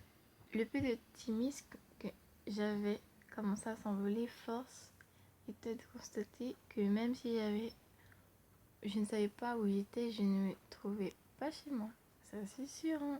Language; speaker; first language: French; native; French